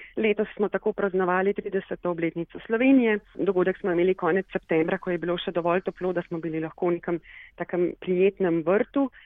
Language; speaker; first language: Slovenian; native; Slovenian